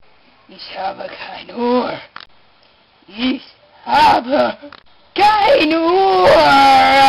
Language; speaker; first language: German; non-native, learner; English